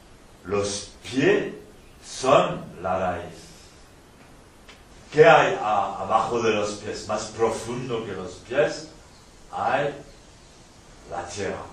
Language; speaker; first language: Spanish; non-native, fluent; French